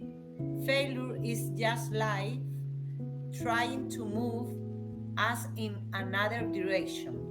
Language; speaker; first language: English; non-native, learner; Spanish